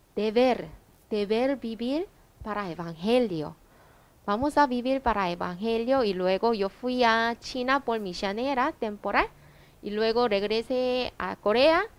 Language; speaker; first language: Spanish; non-native, learner; Korean